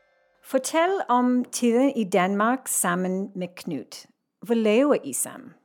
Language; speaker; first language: Danish; non-native, learner; English